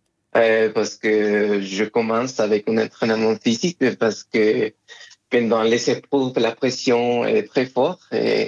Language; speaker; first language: French; non-native, fluent; Spanish